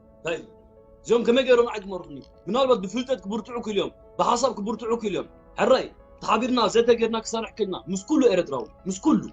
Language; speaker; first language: Tigrinya; native; Tigrinya